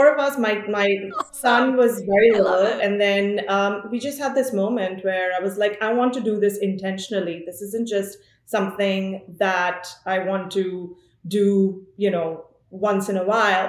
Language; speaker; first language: English; non-native, local second language; Punjabi